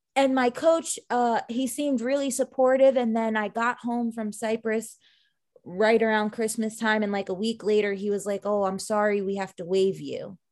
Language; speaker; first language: English; native; English